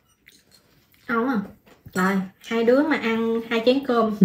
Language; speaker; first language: Vietnamese; native; Vietnamese